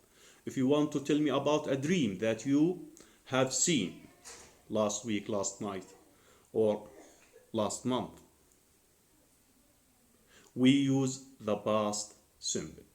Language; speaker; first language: English; non-native, fluent; Arabic